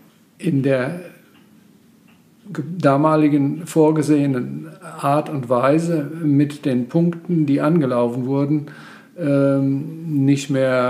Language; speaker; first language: German; native; German